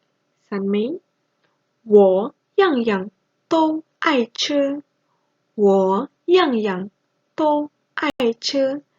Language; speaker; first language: Chinese; non-native, local second language; Malay